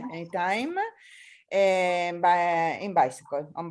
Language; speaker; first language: English; non-native, learner; Italian